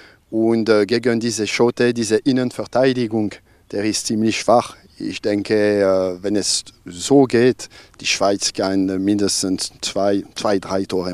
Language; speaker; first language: German; non-native, local second language; French